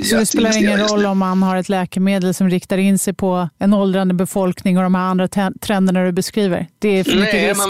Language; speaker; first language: Swedish; native; Swedish